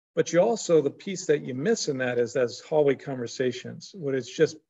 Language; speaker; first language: English; native; English